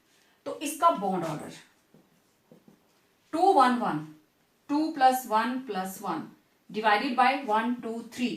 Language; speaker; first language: Hindi; native; Hindi